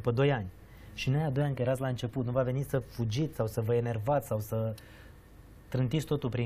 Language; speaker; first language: Romanian; native; Romanian